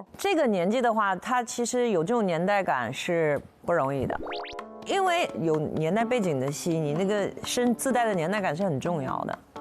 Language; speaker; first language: Chinese; native; Chinese